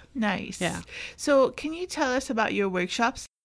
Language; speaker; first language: English; non-native, fluent; Arabic